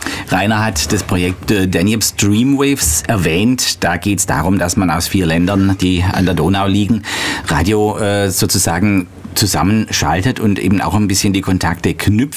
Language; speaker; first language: German; native; German